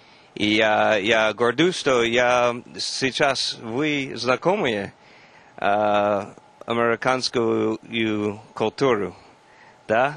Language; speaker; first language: Russian; non-native, fluent; English